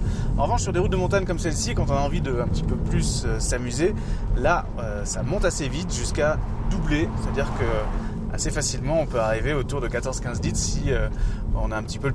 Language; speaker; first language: French; native; French